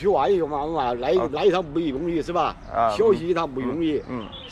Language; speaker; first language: Chinese; native; Chinese